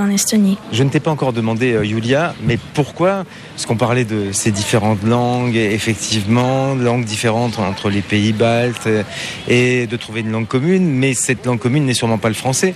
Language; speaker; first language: French; native; French